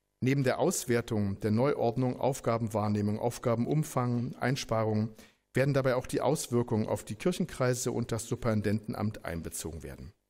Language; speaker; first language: German; native; German